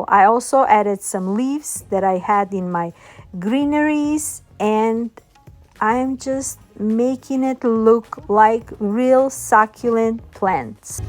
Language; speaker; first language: English; non-native, fluent; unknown